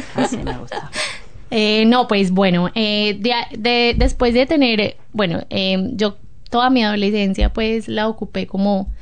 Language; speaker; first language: Spanish; native; Spanish